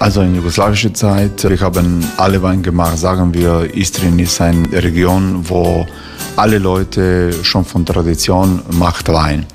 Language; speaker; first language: German; non-native, fluent; Croatian